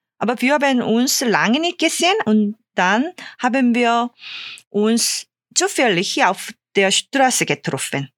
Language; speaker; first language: German; non-native, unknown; Korean